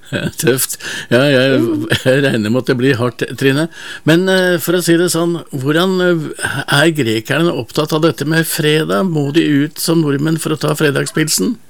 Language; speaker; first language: Norwegian; native; Norwegian